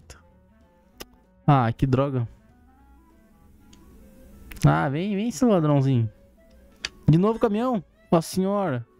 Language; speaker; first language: Portuguese; native; Portuguese